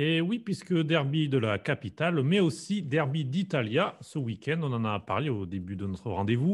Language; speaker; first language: French; native; French